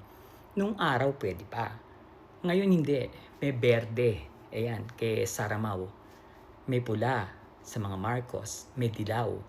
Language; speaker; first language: Filipino; native; Filipino